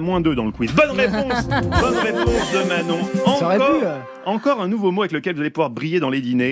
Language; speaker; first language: French; native; French